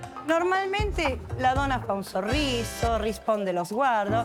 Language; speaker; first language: Italian; non-native, fluent; Spanish